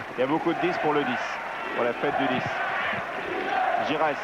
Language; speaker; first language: French; native; French